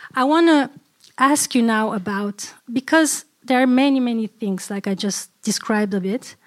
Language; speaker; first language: English; early bilingual, other home language; Turkish